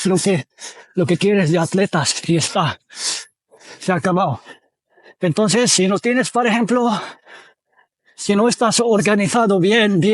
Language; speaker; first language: Spanish; non-native, fluent; Arabic